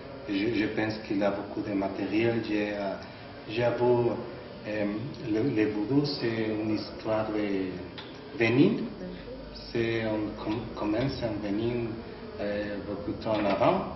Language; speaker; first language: French; non-native, learner; Spanish